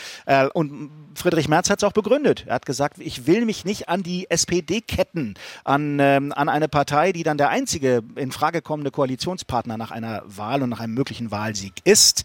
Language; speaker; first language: German; native; German